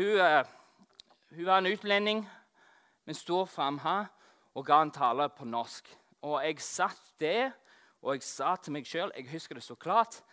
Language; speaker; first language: Norwegian; non-native, fluent; English